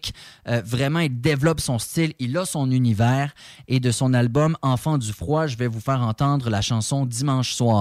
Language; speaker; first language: French; native; French